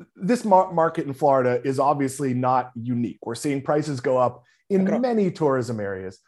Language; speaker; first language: English; native; English